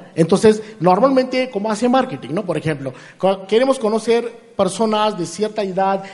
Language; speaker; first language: Spanish; non-native, fluent; Hindi